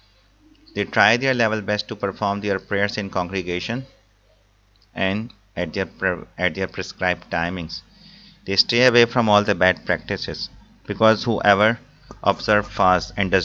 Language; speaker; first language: English; non-native, local second language; Urdu